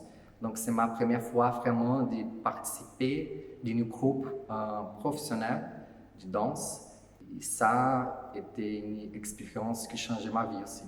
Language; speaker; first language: French; non-native, fluent; Portuguese